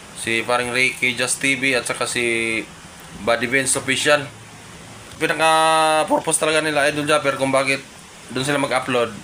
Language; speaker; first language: Filipino; non-native, local second language; Masbatenyo